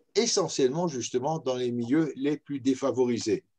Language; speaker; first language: French; native; French